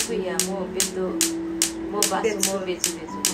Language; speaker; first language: Japanese; non-native, learner; Nepali